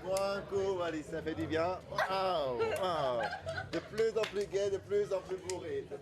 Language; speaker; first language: French; native; French